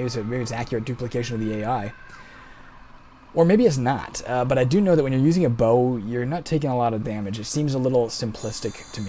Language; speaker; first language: English; native; English